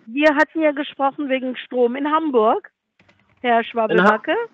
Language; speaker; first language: German; non-native, fluent; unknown